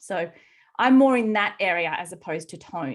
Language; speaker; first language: English; native; English